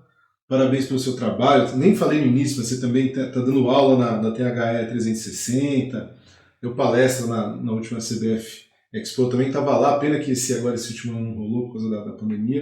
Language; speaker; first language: Portuguese; native; Portuguese